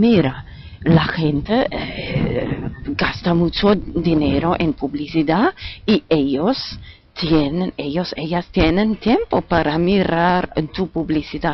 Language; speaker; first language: Spanish; non-native, fluent; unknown